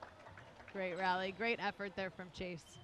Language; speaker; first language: English; native; English